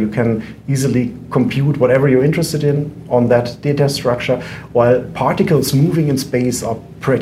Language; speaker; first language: English; non-native, fluent; German